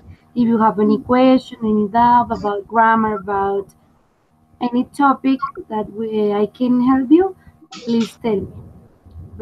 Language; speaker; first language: English; non-native, fluent; Spanish